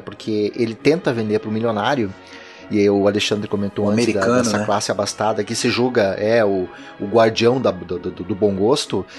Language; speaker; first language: Portuguese; native; Portuguese